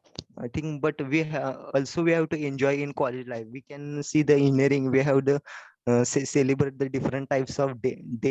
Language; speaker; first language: English; non-native, learner; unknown